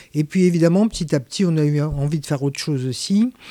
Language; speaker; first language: French; native; French